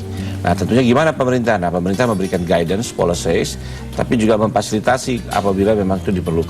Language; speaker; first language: Indonesian; native; Indonesian